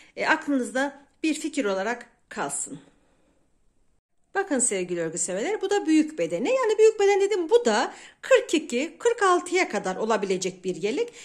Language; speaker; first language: Turkish; native; Turkish